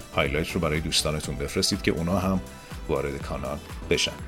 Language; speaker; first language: Persian; native; Persian